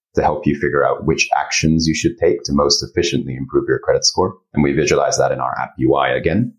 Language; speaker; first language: English; early bilingual, other home language; Japanese